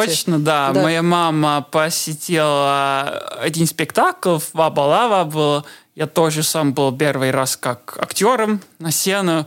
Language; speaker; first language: Russian; non-native, learner; Estonian